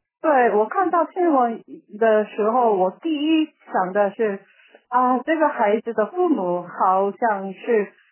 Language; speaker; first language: Chinese; non-native, learner; Korean